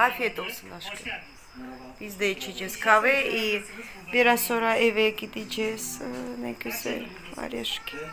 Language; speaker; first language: Turkish; non-native, learner; Russian